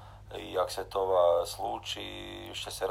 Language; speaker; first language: Bulgarian; non-native, learner; Croatian